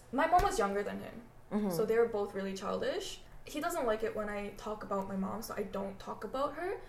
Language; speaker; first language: English; native; English